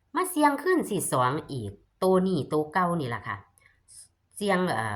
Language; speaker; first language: Thai; non-native, local second language; Northeastern Thai